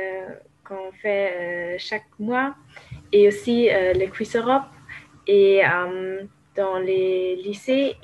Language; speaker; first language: French; non-native, fluent; German